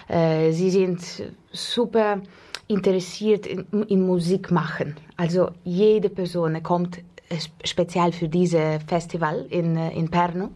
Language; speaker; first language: German; non-native, fluent; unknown